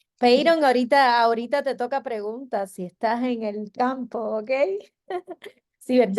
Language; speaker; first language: Spanish; native; Spanish